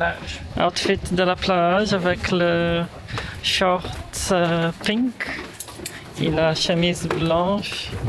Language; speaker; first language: French; non-native, fluent; Portuguese